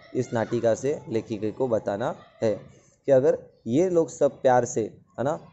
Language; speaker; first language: Hindi; non-native, local second language; Marathi